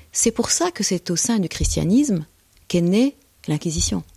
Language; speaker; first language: French; early bilingual, other home language; Persian